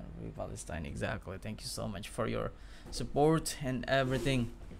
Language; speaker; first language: English; non-native, fluent; Indonesian